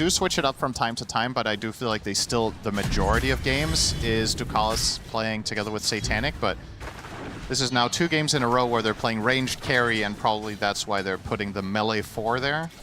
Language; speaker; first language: English; native; English